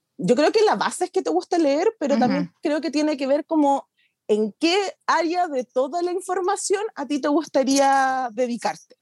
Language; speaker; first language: Spanish; native; Spanish